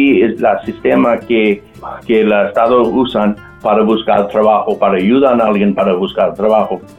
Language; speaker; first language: Spanish; non-native, local second language; English